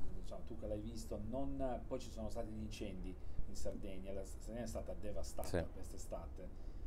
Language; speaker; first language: Italian; native; Italian